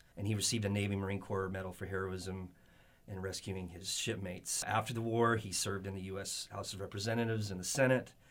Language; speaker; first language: English; native; English